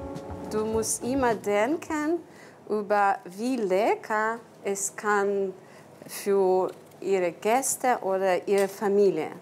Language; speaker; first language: German; non-native, learner; Ukrainian